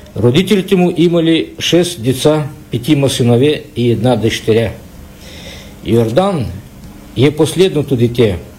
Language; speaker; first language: Bulgarian; early bilingual, heritage; Bulgarian